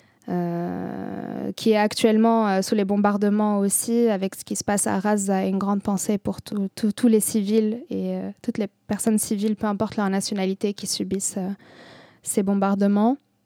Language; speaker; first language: French; non-native, fluent; Arabic